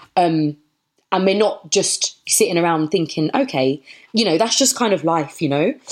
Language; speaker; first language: English; native; English